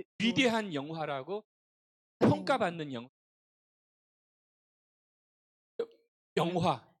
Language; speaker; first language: Korean; non-native, local second language; Chinese